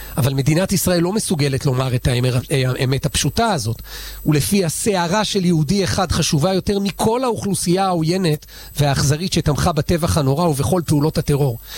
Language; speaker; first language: Hebrew; native; Hebrew